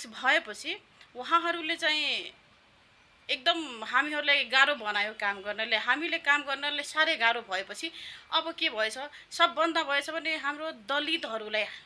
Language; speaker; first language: Nepali; non-native, local second language; Maithili